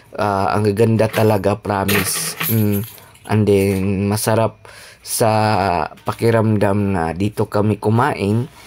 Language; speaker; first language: Filipino; non-native, local second language; Cebuano